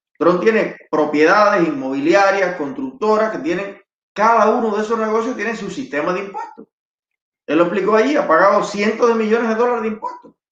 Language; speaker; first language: Spanish; native; Spanish